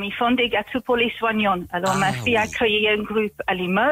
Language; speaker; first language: French; non-native, fluent; English